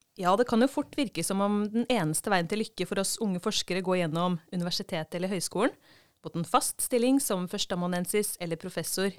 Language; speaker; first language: Norwegian; native; Norwegian